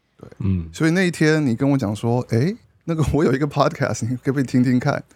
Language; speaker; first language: Chinese; early bilingual, heritage; Chinese